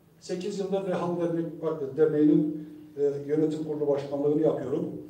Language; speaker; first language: Turkish; non-native, local second language; Adyghe